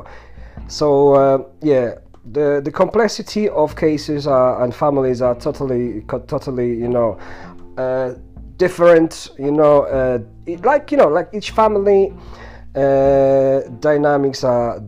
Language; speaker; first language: English; non-native, fluent; Polish